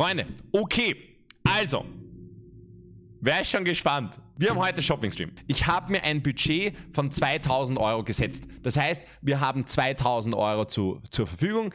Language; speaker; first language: German; native; German